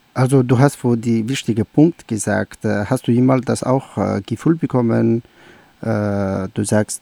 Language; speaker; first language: German; non-native, learner; Persian